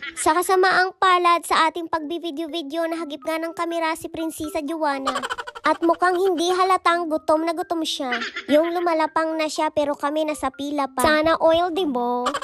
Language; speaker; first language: Filipino; non-native, local second language; Cebuano